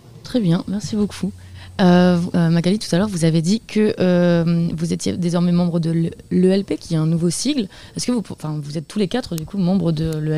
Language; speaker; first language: French; native; French